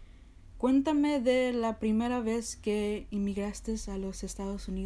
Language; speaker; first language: Spanish; early bilingual, heritage; Spanish